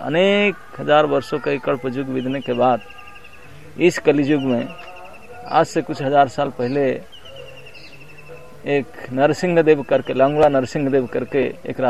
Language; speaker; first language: Hindi; non-native, local second language; Odia